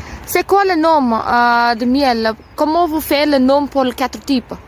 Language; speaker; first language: French; non-native, learner; Telugu